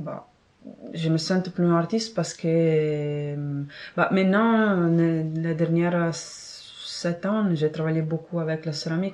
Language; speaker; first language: French; non-native, fluent; Italian